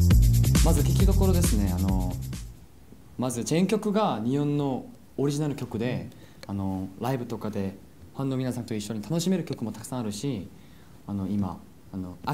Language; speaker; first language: Japanese; non-native, fluent; Korean